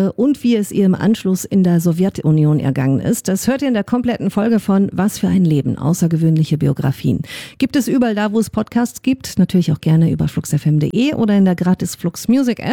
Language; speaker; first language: German; native; German